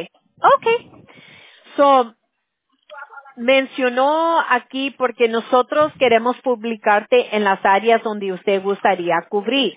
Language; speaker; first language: Spanish; early bilingual, heritage; Spanish